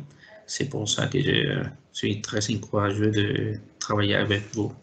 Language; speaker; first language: French; non-native, learner; Spanish